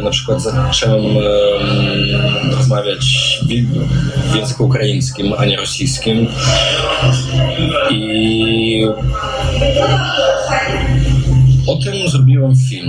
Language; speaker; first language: Polish; non-native, fluent; Russian